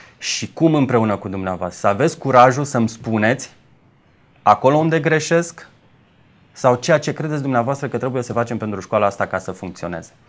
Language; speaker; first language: Romanian; native; Romanian